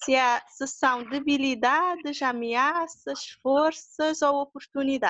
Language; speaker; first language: Portuguese; non-native, local second language; Kabuverdianu